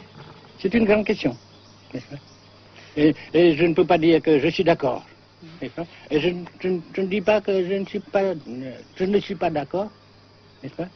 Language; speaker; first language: French; non-native, fluent; Vietnamese